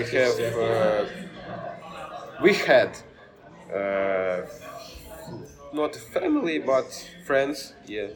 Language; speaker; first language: English; non-native, learner; Ukrainian